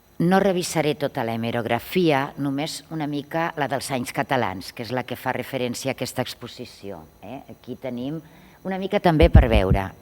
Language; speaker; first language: Catalan; non-native, local second language; Spanish